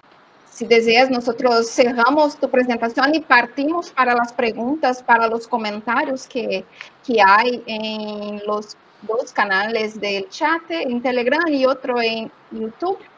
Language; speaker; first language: Spanish; non-native, learner; Portuguese